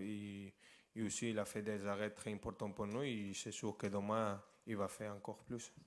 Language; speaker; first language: French; non-native, fluent; Spanish